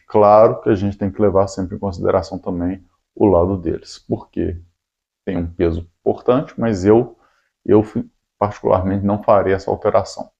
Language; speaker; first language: Portuguese; native; Portuguese